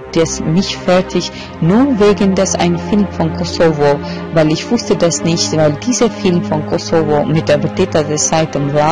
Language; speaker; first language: German; non-native, fluent; Albanian